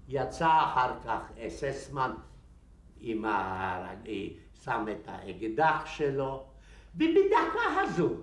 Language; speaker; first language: Hebrew; non-native, fluent; Polish